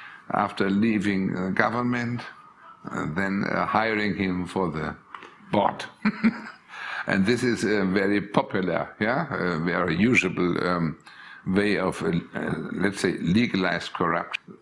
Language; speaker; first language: English; non-native, fluent; German